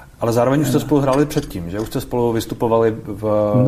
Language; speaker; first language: Czech; native; Czech